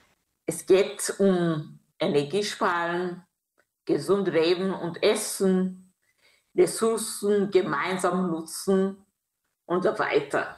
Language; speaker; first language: German; non-native, fluent; Kinyarwanda